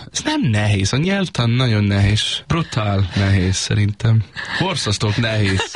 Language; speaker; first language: Hungarian; non-native, learner; Danish